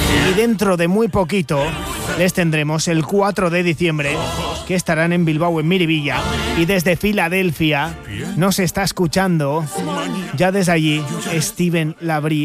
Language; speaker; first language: Spanish; native; Spanish